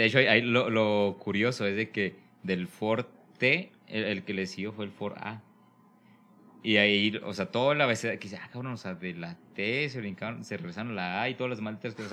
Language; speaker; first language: Spanish; native; Spanish